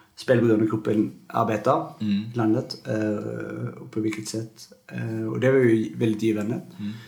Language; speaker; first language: Swedish; native; Swedish